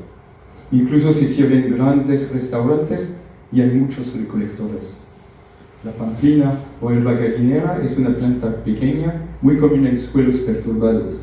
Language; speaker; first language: Spanish; non-native, fluent; French